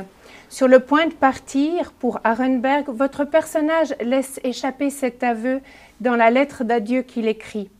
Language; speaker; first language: French; native; French